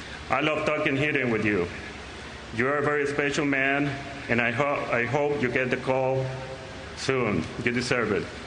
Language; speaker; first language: English; non-native, fluent; Spanish